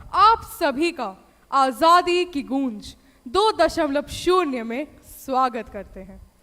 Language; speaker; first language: Hindi; native; Hindi